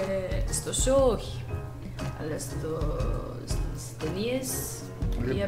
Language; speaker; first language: Greek; non-native, fluent; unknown